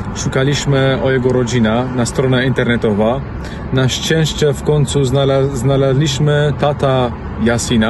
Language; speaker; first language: Polish; non-native, learner; Central Kurdish